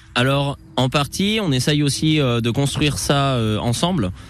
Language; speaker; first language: French; native; French